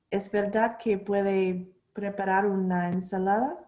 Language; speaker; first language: Spanish; non-native, fluent; English